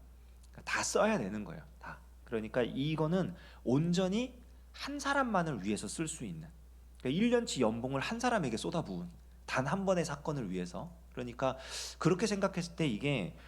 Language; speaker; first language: Korean; native; Korean